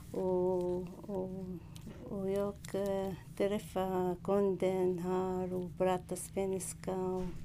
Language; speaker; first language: Swedish; non-native, learner; Arabic